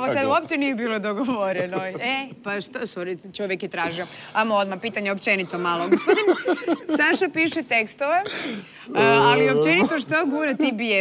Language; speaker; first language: Bosnian; native; Bosnian